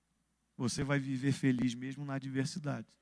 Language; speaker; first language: Portuguese; native; Portuguese